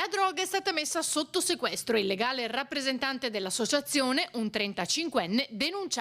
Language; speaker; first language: Italian; native; Italian